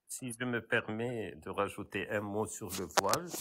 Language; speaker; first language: French; non-native, local second language; Arabic